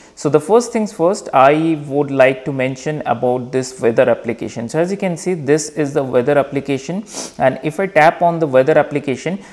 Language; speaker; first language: English; non-native, local second language; Hindi